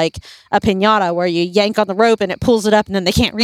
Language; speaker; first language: English; native; English